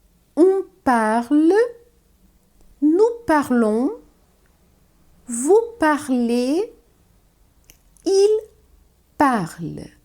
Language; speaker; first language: French; non-native, fluent; Portuguese